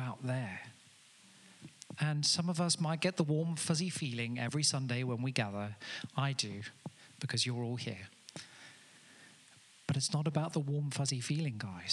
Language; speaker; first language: English; native; English